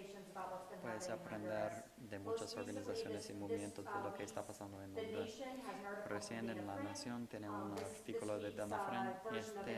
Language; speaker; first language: Spanish; non-native, fluent; English